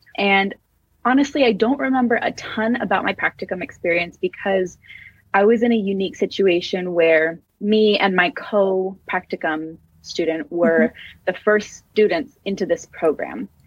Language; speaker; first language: English; native; English